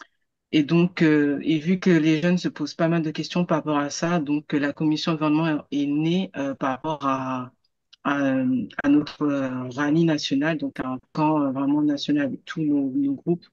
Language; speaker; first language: French; native; French